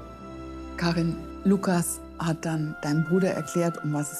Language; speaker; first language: German; native; German